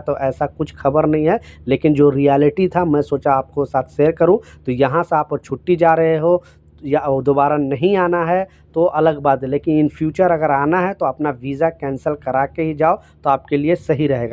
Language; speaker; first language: Hindi; native; Hindi